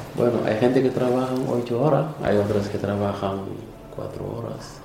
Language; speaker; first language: Spanish; non-native, learner; Wolof